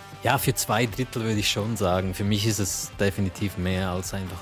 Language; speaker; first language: German; native; German